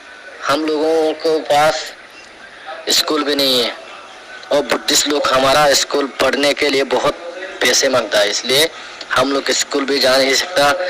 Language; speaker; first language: Hindi; non-native, learner; Rohingya